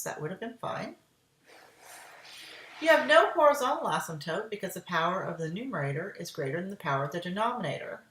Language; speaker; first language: English; native; English